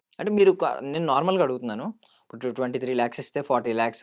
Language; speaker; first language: Telugu; native; Telugu